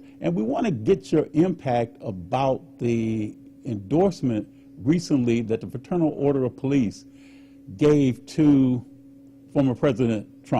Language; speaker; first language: English; native; English